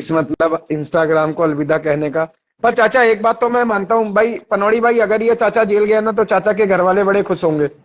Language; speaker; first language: Hindi; native; Hindi